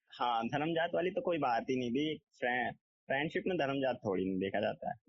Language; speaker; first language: Hindi; native; Hindi